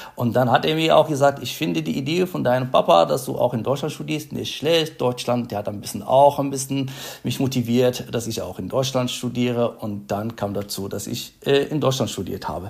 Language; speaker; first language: German; non-native, fluent; Arabic